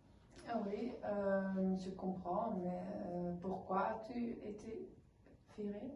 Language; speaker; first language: French; non-native, learner; Dutch